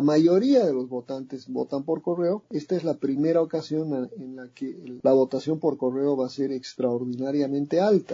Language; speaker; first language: Spanish; native; Spanish